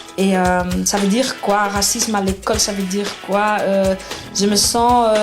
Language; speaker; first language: French; non-native, fluent; Arabic